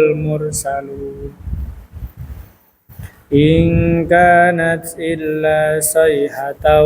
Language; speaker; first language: Arabic; non-native, learner; Indonesian